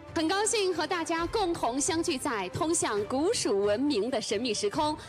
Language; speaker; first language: Chinese; native; Chinese